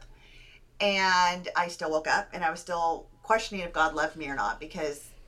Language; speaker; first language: English; native; English